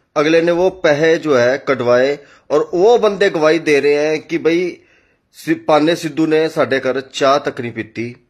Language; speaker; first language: Hindi; non-native, local second language; Punjabi